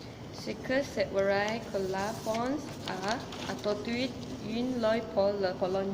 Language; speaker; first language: French; non-native, learner; Malay